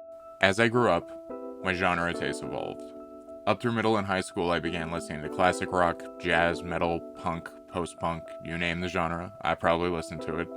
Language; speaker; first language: English; native; English